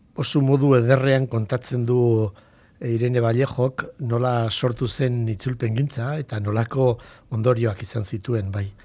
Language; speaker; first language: Basque; non-native, local second language; Spanish